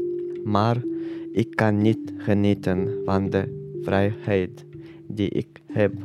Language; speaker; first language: Dutch; non-native, learner; Chechen